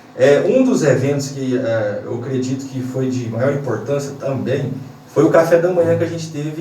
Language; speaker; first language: Portuguese; native; Portuguese